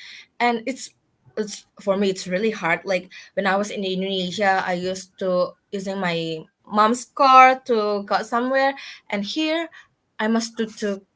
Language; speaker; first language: English; non-native, learner; Indonesian